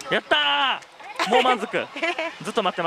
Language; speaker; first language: Japanese; native; Japanese